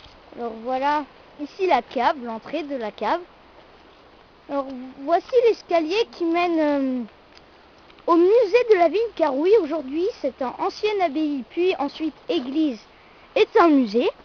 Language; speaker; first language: French; native; French